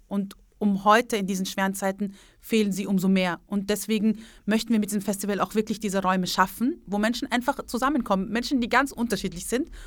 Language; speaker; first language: German; early bilingual, other home language; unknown